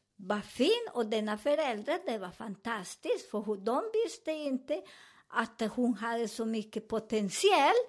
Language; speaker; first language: Swedish; non-native, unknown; Spanish